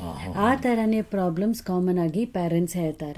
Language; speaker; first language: Kannada; non-native, local second language; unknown